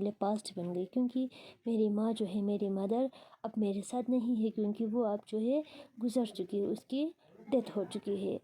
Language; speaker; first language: Hindi; non-native, local second language; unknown